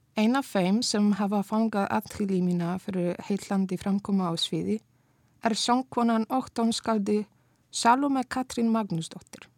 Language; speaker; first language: Icelandic; non-native, fluent; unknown